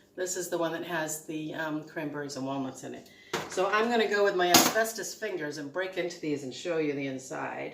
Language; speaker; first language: English; native; English